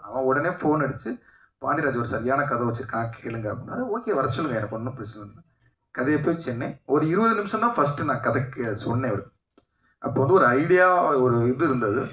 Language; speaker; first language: Tamil; native; Tamil